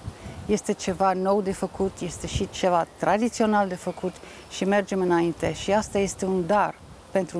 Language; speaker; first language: Romanian; non-native, fluent; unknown